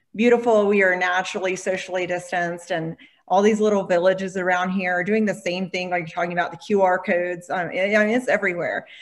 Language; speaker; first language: English; native; English